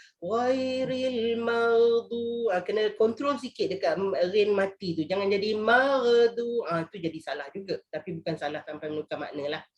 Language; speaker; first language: Malay; native; Malay